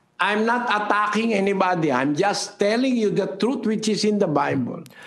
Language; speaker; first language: English; non-native, local second language; Filipino